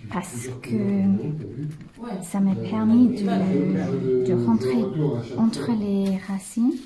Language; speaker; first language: French; non-native, fluent; English